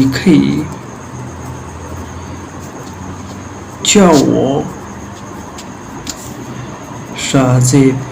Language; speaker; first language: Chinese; non-native, fluent; Urdu